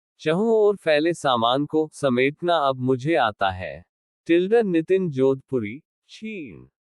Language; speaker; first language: Hindi; non-native, local second language; Marathi